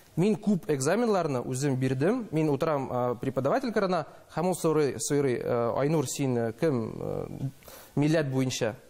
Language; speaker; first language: Tatar; non-native, local second language; Russian